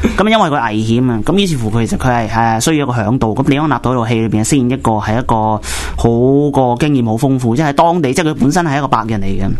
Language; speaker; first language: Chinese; non-native, local second language; Cantonese